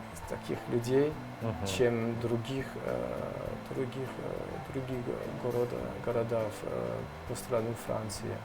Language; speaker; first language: Russian; non-native, learner; French